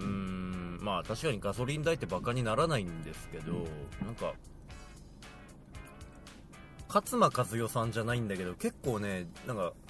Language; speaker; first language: Japanese; native; Japanese